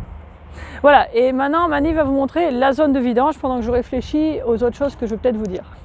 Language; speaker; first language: French; native; French